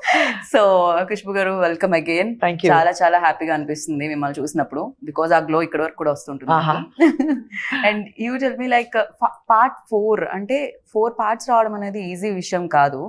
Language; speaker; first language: Telugu; native; Telugu